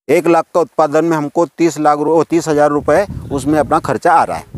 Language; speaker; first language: Hindi; native; Hindi